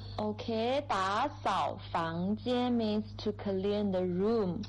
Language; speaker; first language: English; non-native, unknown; Chinese